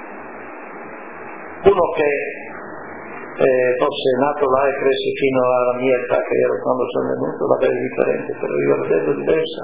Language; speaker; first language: Italian; native; Italian